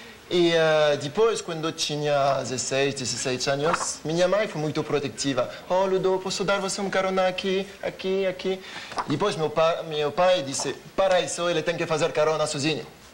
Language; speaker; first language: Portuguese; non-native, learner; French